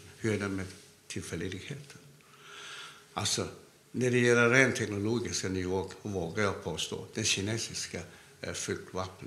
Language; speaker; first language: Swedish; non-native, fluent; Cantonese